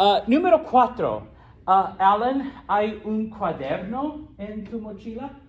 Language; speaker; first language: Spanish; non-native, fluent; English